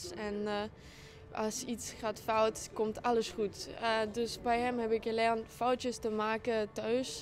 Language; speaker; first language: Dutch; non-native, fluent; French